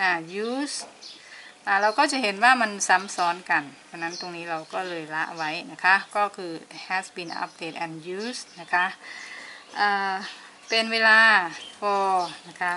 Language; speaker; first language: Thai; native; Thai